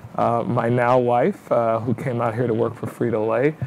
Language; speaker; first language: English; native; English